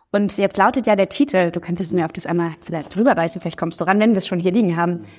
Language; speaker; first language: German; native; German